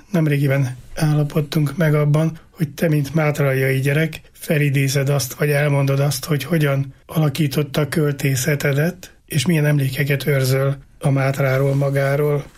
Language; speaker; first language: Hungarian; native; Hungarian